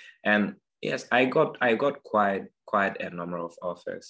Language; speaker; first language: English; non-native, local second language; Akan